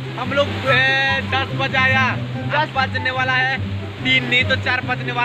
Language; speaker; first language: Hindi; non-native, local second language; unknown